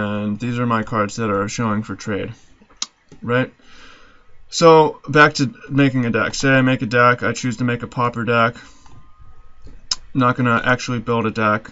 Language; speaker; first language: English; native; English